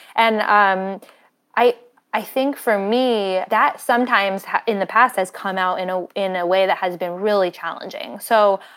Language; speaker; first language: English; native; English